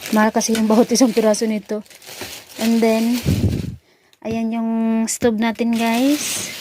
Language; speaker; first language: Filipino; native; Filipino